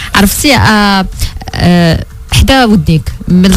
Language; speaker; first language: Arabic; native; Arabic